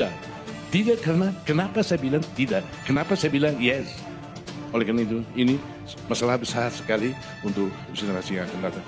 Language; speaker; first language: Indonesian; non-native, fluent; Tetum